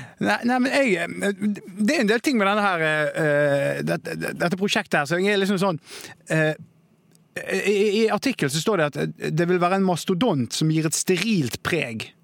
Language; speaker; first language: Norwegian; native; Norwegian